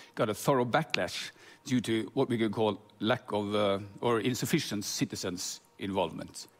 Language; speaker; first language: English; non-native, fluent; Norwegian